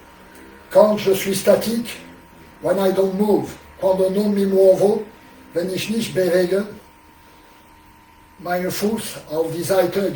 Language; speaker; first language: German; non-native, learner; French